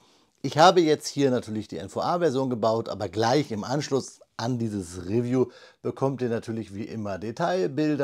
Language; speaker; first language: German; native; German